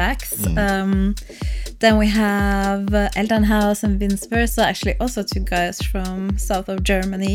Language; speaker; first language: English; non-native, fluent; Norwegian